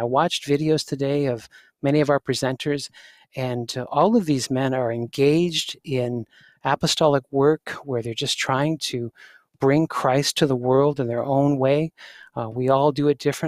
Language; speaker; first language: English; native; English